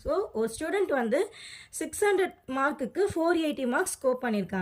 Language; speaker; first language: Tamil; native; Tamil